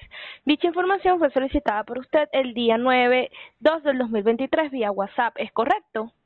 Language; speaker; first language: Spanish; native; Spanish